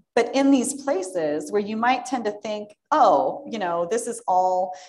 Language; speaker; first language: English; native; English